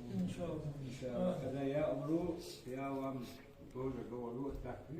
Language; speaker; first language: Russian; non-native, local second language; Ingush